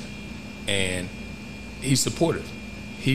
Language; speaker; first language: English; native; English